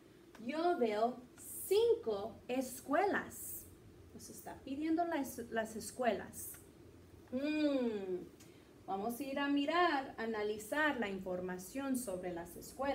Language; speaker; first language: Spanish; early bilingual, heritage; Spanish